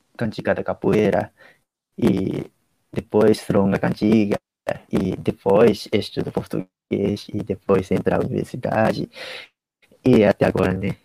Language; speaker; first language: Portuguese; non-native, learner; Japanese